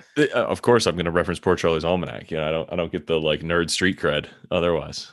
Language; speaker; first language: English; native; English